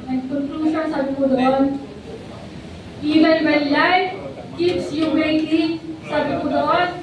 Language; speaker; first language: Filipino; native; Filipino